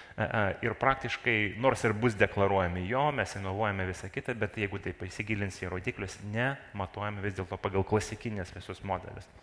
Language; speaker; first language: Lithuanian; non-native, local second language; Russian